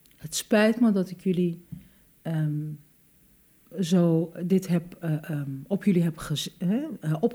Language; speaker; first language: Dutch; native; Dutch